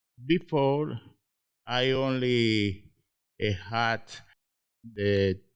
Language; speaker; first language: English; non-native, learner; Spanish